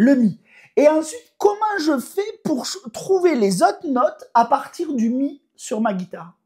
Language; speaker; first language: French; native; French